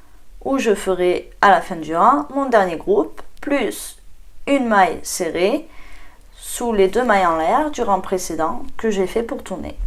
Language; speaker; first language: French; native; French